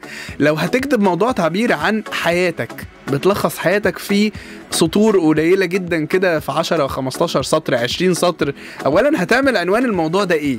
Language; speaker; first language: Arabic; native; Arabic